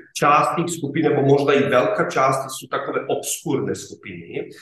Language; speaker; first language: Czech; non-native, fluent; Serbian